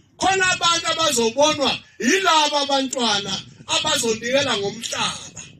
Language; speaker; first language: Zulu; native; Zulu